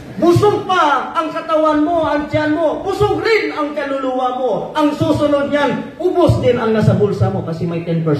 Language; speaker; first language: Filipino; non-native, local second language; Cebuano